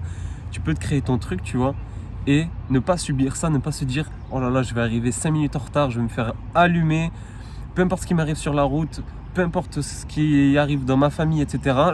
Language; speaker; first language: French; native; French